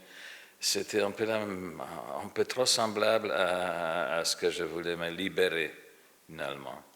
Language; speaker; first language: French; non-native, fluent; Polish